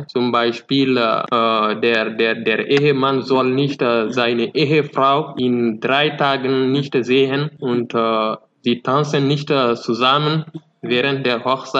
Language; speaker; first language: German; non-native, fluent; Fula